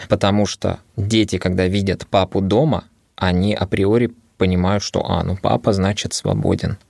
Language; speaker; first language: Russian; early bilingual, other home language; Arabic